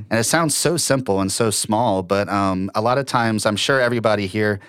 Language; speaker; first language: English; native; English